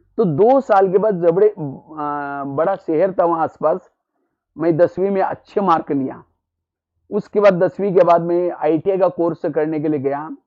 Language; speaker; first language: Hindi; non-native, local second language; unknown